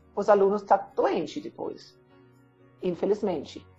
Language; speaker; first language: Portuguese; non-native, learner; German